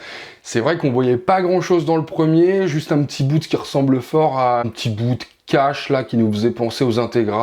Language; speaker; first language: French; native; French